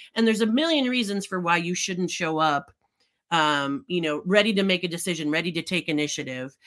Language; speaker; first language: English; native; English